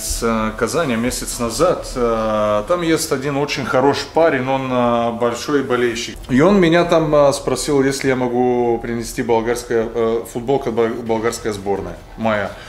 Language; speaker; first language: Russian; non-native, learner; Bulgarian